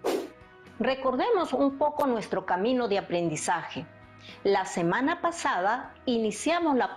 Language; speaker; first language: Spanish; native; Spanish